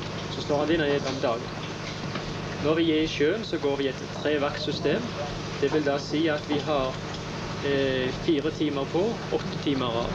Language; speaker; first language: Norwegian; native; Norwegian